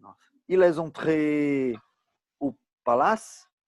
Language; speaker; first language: French; non-native, learner; Portuguese